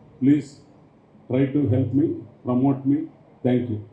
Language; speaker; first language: Tamil; non-native, learner; Telugu